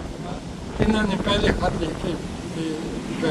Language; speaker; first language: Hindi; non-native, local second language; Punjabi